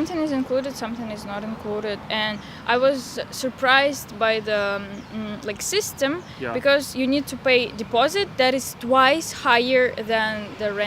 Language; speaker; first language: English; non-native, fluent; Russian